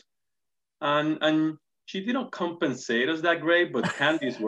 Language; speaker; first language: English; non-native, fluent; Spanish